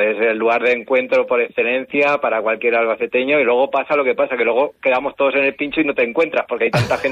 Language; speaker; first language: Spanish; native; Spanish